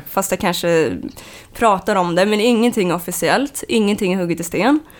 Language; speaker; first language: Swedish; native; Swedish